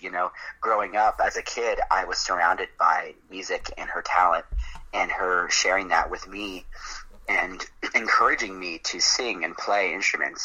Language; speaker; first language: English; native; English